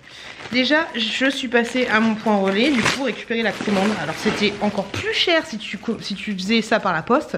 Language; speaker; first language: French; native; French